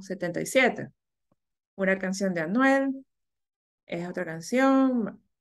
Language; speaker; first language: Spanish; native; Spanish